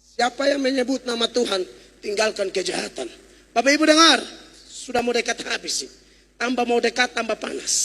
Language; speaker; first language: Indonesian; native; Indonesian